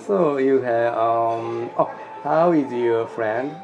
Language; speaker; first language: English; non-native, learner; Japanese